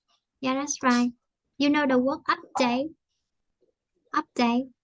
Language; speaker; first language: English; non-native, fluent; Vietnamese